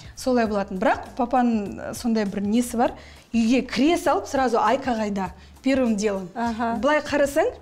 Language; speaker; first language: Kazakh; non-native, local second language; Russian